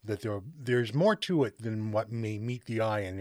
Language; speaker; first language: English; native; English